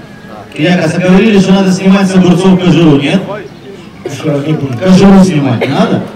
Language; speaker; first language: Russian; native; Russian